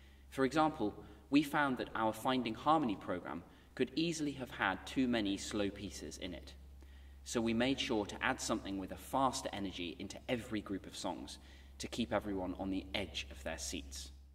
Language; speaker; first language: English; native; English